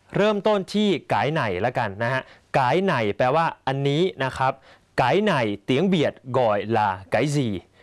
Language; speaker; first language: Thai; native; Thai